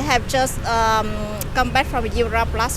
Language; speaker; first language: English; non-native, local second language; Vietnamese